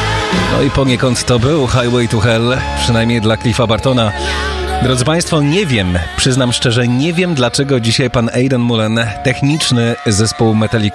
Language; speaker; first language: Polish; native; Polish